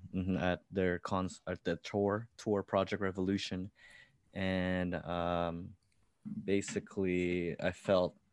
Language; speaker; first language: English; native; English